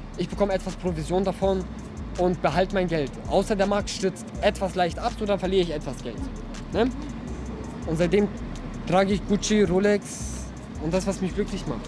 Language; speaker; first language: German; early bilingual, other home language; Russian